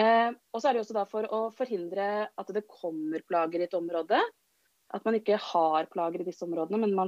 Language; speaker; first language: Norwegian; native; Norwegian